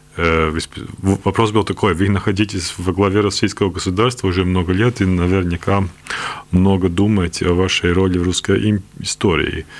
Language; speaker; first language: Russian; non-native, local second language; Latvian